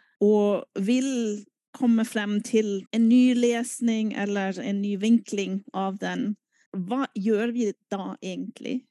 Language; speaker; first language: Norwegian; non-native, fluent; German